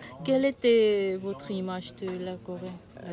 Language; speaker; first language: French; non-native, learner; Korean